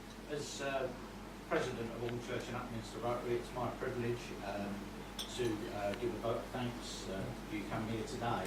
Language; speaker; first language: English; native; English